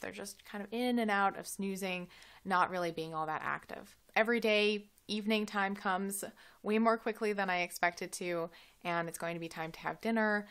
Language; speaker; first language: English; native; English